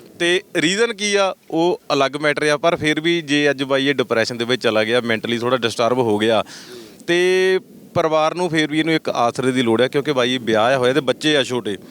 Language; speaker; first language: Punjabi; native; Punjabi